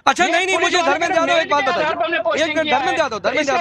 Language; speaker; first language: Hindi; native; Hindi